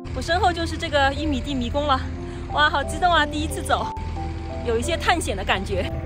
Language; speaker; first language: Chinese; native; Chinese